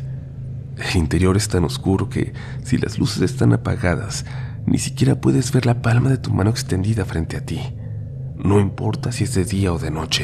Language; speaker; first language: Spanish; native; Spanish